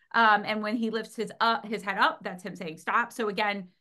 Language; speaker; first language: English; native; English